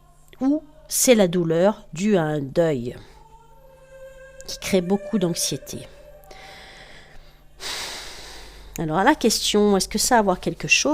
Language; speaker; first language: French; native; French